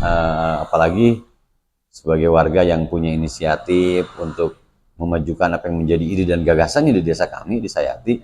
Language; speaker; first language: Indonesian; non-native, local second language; Sundanese